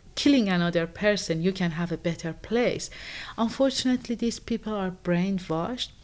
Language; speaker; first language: English; non-native, fluent; Persian